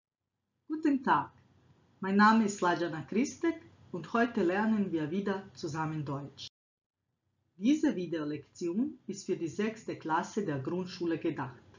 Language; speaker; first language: German; non-native, fluent; Croatian